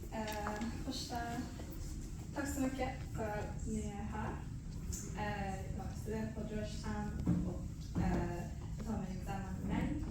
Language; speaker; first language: Swedish; early bilingual, heritage; English